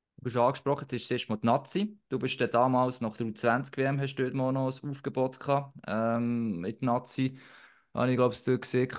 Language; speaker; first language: German; native; German